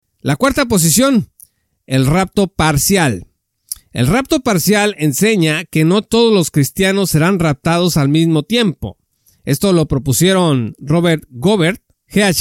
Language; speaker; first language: Spanish; native; Spanish